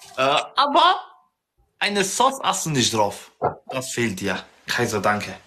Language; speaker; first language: German; early bilingual, other home language; Albanian